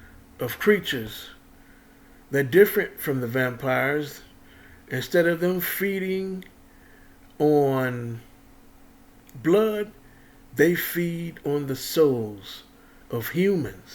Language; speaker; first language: English; native; English